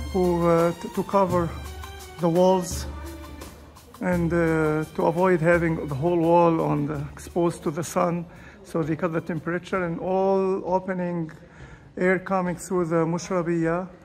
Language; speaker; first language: English; non-native, fluent; Arabic